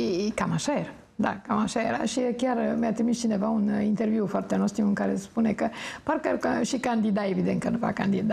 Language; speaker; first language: Romanian; native; Romanian